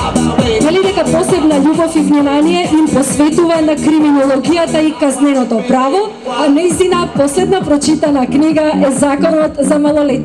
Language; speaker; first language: Macedonian; native; Macedonian